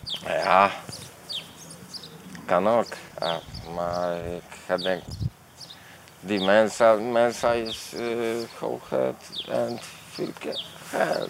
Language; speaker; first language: Dutch; non-native, learner; Polish